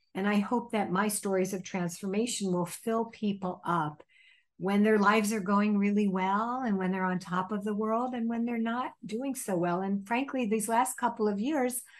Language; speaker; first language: English; native; English